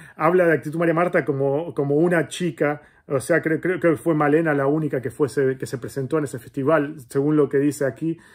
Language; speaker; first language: Spanish; native; Spanish